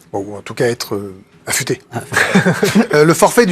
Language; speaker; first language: French; native; French